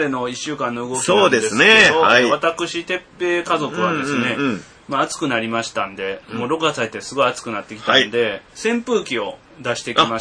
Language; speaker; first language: Japanese; native; Japanese